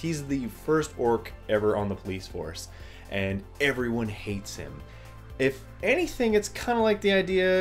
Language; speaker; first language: English; native; English